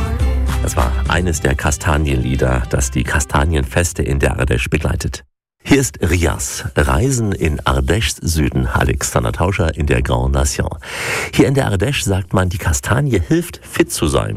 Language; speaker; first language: German; native; German